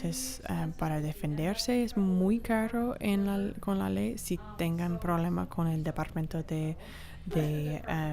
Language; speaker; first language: Spanish; non-native, fluent; English